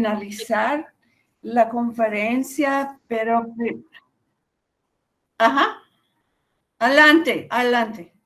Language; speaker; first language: Spanish; non-native, fluent; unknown